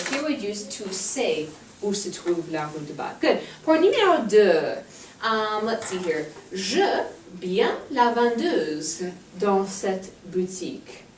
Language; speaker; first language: French; non-native, fluent; English